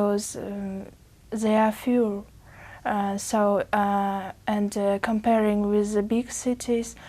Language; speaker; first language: English; non-native, learner; Uzbek